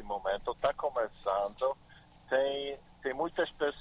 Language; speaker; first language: Portuguese; non-native, learner; Polish